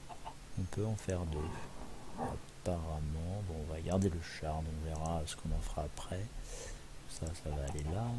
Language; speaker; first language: French; native; French